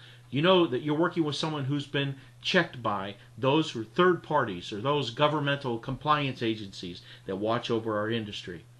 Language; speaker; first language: English; native; English